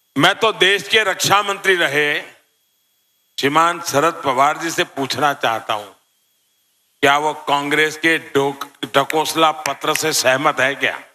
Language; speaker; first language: Hindi; non-native, local second language; Gujarati